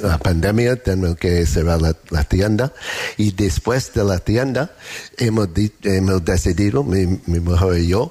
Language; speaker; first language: Spanish; non-native, learner; English